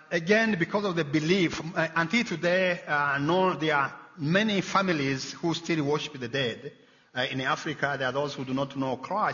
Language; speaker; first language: English; non-native, local second language; Kinyarwanda